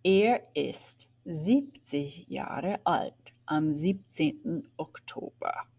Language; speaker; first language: German; non-native, fluent; English